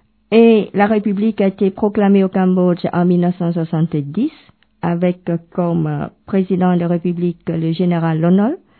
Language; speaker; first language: French; non-native, local second language; Khmer